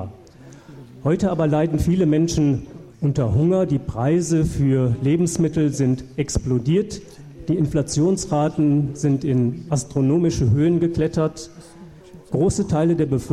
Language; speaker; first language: German; native; German